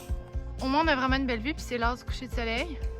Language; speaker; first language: French; native; French